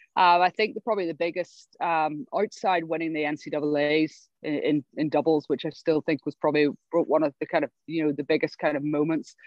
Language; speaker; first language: English; native; English